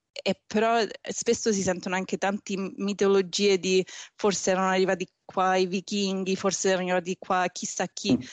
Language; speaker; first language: Italian; native; Italian